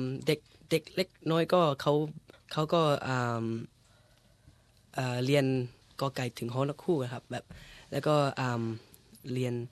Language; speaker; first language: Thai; early bilingual, heritage; English